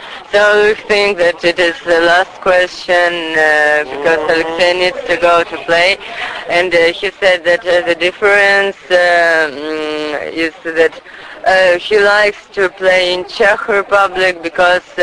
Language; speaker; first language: English; non-native, fluent; Russian